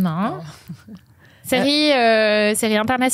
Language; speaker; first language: French; native; French